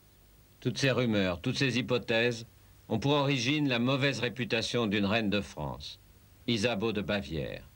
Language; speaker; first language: French; native; French